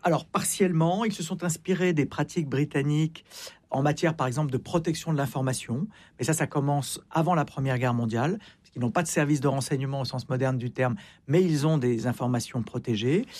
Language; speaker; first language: French; native; French